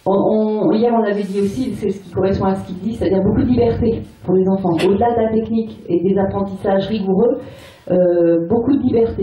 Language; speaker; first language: French; native; French